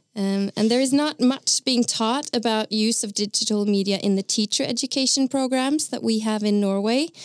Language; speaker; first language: English; non-native, fluent; Norwegian